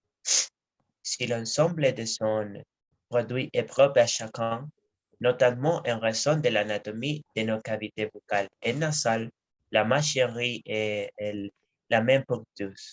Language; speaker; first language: French; non-native, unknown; Spanish